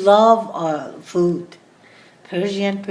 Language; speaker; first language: English; non-native, learner; Persian